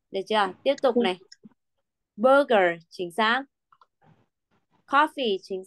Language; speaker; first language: Vietnamese; native; Vietnamese